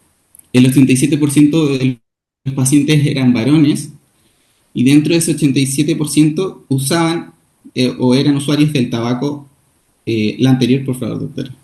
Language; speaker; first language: Spanish; native; Spanish